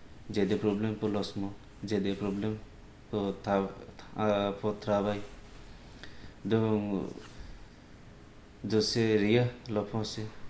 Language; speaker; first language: French; non-native, learner; Bangla